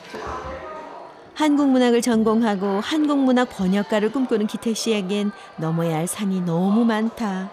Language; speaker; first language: Korean; native; Korean